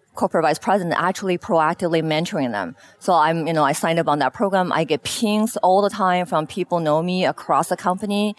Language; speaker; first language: English; non-native, fluent; Chinese